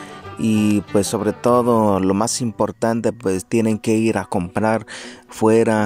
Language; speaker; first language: Spanish; native; Spanish